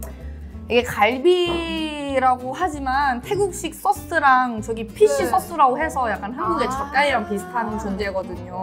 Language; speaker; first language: Korean; non-native, fluent; Thai